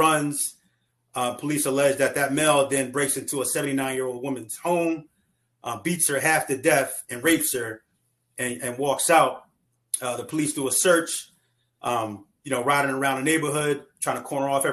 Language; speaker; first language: English; native; English